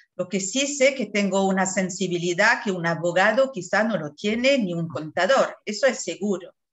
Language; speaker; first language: Spanish; non-native, fluent; French